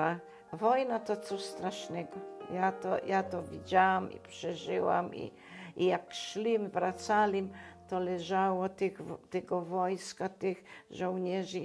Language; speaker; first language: Polish; non-native, local second language; German